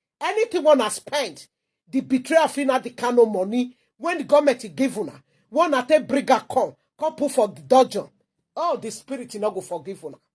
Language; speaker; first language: Nigerian Pidgin; non-native, local second language; Igbo